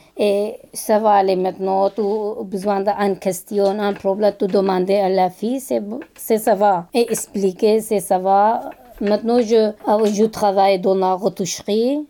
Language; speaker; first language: French; non-native, learner; Kurdish